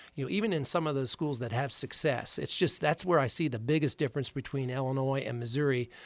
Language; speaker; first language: English; native; English